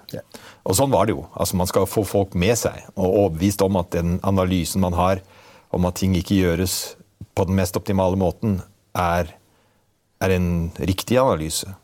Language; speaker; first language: Norwegian; native; Norwegian